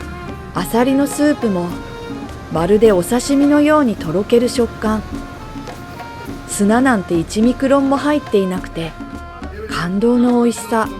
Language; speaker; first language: Japanese; native; Japanese